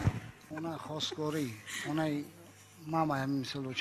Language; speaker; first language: Russian; non-native, learner; Tajik